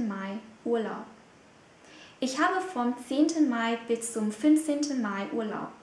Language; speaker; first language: German; non-native, fluent; Vietnamese